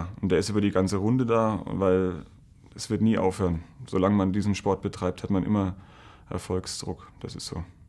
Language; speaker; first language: German; native; German